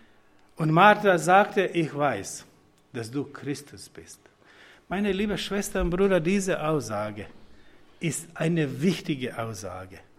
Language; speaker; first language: German; non-native, fluent; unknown